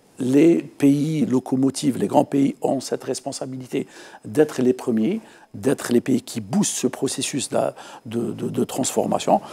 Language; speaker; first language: French; non-native, local second language; Arabic